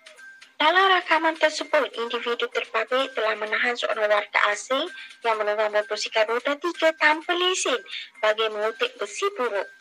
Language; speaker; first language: Malay; native; Malay